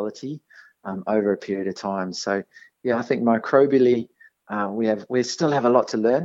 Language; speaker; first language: English; native; English